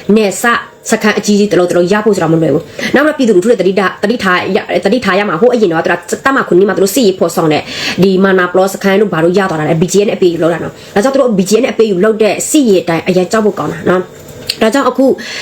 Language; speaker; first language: Burmese; non-native, local second language; S'gaw Karen